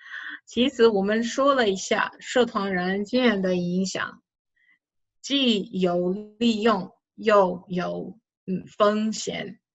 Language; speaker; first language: Chinese; non-native, fluent; English